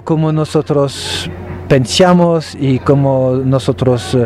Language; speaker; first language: Spanish; non-native, learner; French